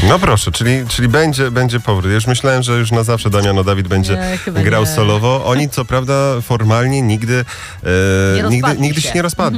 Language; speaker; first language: Polish; native; Polish